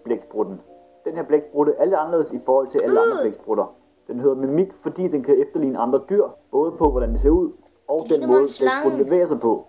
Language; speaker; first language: Danish; native; Danish